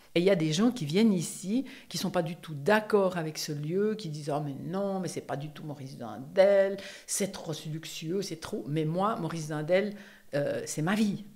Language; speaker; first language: French; native; French